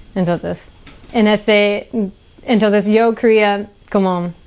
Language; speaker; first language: Spanish; non-native, fluent; English